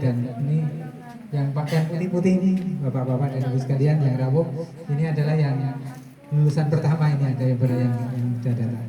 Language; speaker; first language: Indonesian; non-native, local second language; Javanese